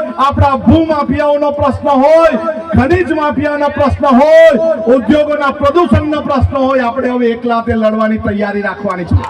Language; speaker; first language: Gujarati; non-native, local second language; Bhili